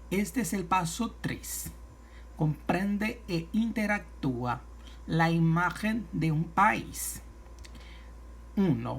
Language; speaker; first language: Spanish; non-native, fluent; Portuguese